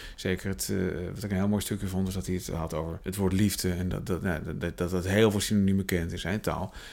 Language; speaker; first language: Dutch; native; Dutch